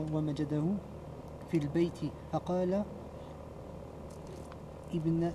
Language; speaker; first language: Arabic; non-native, learner; French